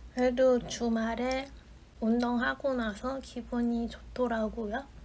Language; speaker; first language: Korean; non-native, fluent; Chinese